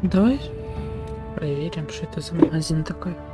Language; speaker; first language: Russian; native; Russian